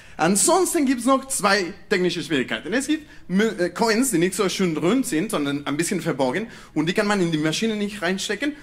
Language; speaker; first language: German; non-native, fluent; Spanish